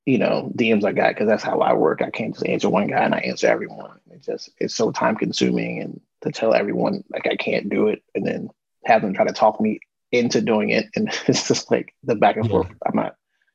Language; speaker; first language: English; native; English